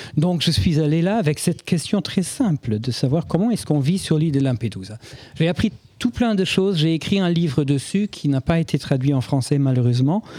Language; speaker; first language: French; non-native, fluent; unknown